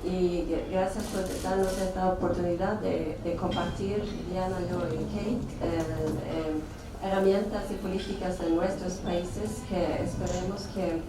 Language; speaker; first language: Spanish; non-native, fluent; Swedish